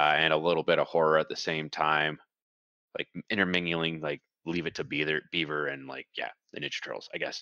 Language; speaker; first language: English; native; English